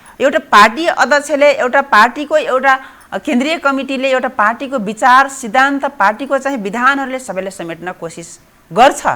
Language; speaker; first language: Nepali; non-native, local second language; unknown